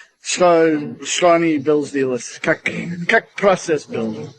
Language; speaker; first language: Russian; non-native, learner; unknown